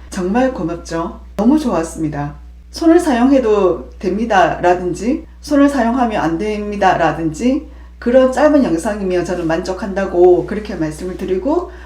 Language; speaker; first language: Korean; native; Korean